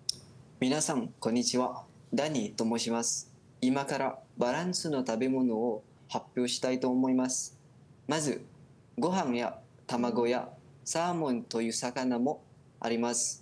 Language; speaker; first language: Japanese; non-native, learner; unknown